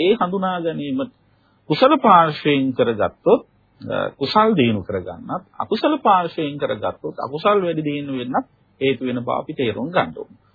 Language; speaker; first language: Sinhala; native; Sinhala